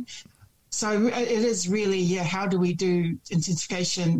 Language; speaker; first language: English; native; English